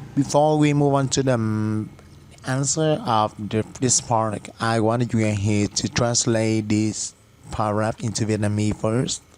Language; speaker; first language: English; non-native, fluent; Vietnamese